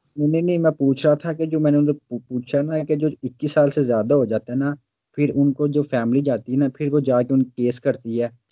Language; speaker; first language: Urdu; non-native, local second language; Punjabi